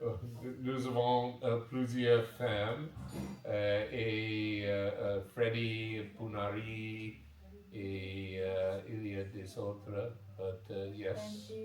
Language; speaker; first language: French; non-native, learner; English